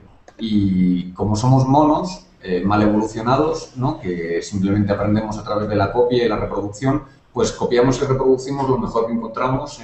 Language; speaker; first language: Spanish; native; Spanish